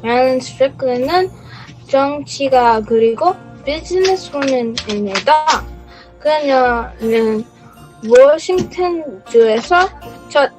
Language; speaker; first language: Korean; non-native, learner; English